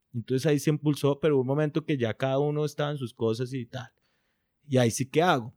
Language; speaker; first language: Spanish; native; Spanish